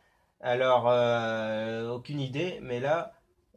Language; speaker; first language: French; native; French